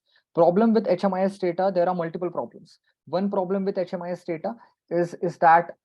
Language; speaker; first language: English; non-native, local second language; Marathi